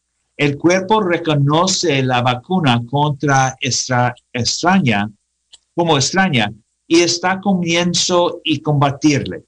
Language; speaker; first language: Spanish; non-native, learner; English